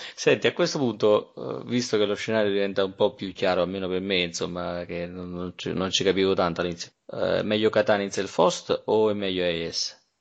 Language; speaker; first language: Italian; native; Italian